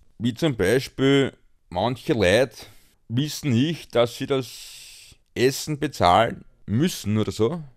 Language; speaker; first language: German; native; German